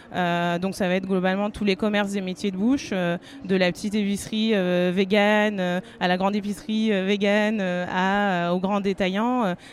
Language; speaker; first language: French; native; French